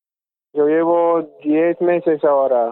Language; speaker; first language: Spanish; non-native, fluent; English